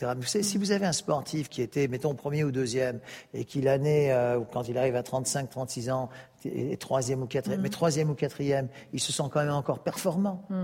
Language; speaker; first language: French; native; French